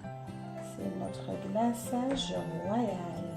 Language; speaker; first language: French; non-native, local second language; Arabic